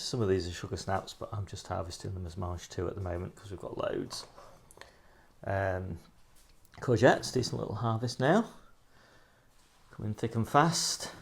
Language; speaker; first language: English; native; English